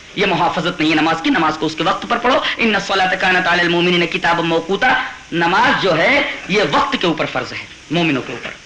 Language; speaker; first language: Urdu; native; Urdu